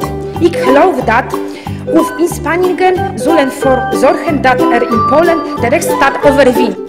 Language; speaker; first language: German; non-native, learner; Polish